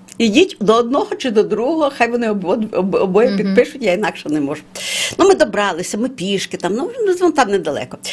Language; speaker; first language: Ukrainian; native; Ukrainian